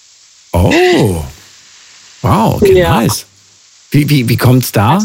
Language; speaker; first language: German; native; German